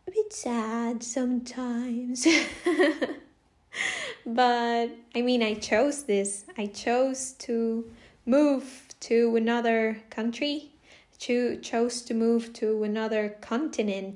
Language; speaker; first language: English; non-native, fluent; Spanish